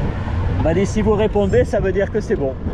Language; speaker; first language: French; native; French